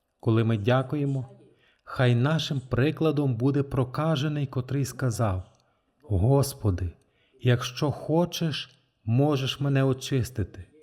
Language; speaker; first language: Ukrainian; non-native, fluent; French